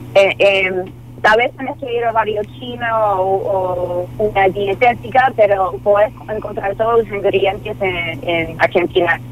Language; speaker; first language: Spanish; non-native, fluent; Filipino